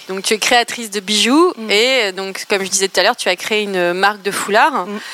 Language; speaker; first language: French; native; French